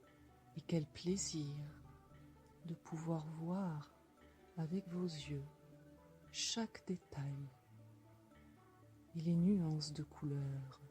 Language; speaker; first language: French; native; French